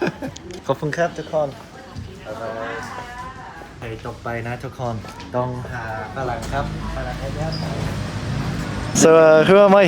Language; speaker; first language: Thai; non-native, learner; English